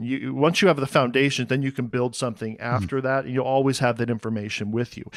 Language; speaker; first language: English; native; English